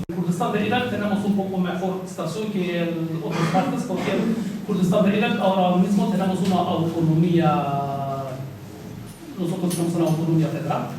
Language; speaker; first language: Spanish; non-native, fluent; Kurdish